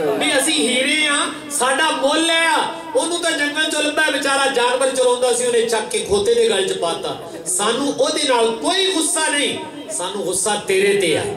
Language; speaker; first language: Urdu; non-native, local second language; Punjabi